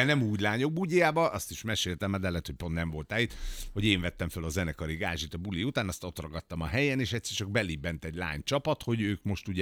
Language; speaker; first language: Hungarian; native; Hungarian